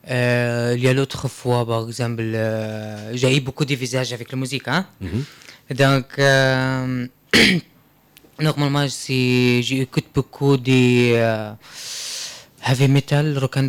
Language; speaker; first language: French; non-native, learner; Arabic